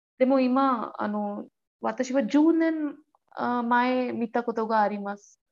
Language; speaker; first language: Japanese; non-native, learner; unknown